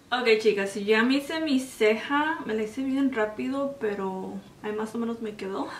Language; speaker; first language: Spanish; early bilingual, heritage; Spanish